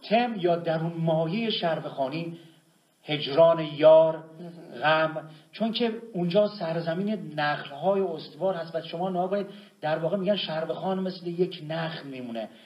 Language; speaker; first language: Persian; native; Persian